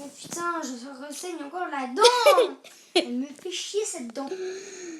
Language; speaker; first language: French; native; French